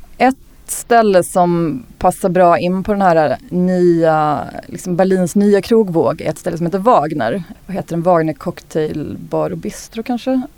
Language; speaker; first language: Swedish; native; Swedish